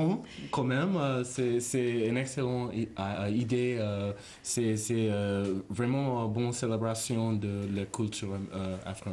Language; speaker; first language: French; non-native, learner; English